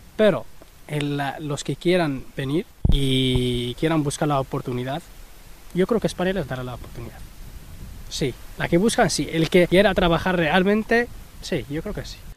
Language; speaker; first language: Spanish; early bilingual, other home language; Arabic